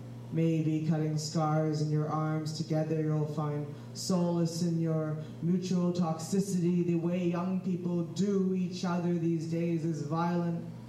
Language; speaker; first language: English; native; English